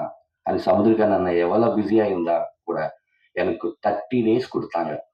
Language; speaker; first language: Tamil; non-native, learner; Telugu